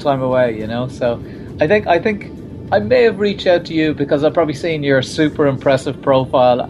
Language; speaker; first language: English; native; English